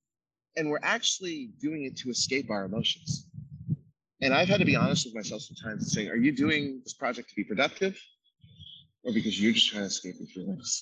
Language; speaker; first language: English; native; English